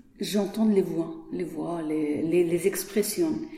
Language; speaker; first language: French; non-native, learner; Persian